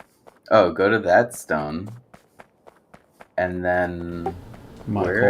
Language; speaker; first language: English; native; English